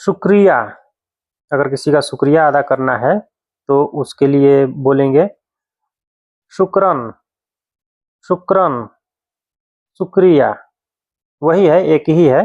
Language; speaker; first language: Hindi; native; Hindi